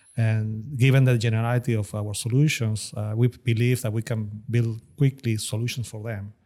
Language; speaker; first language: English; non-native, fluent; Spanish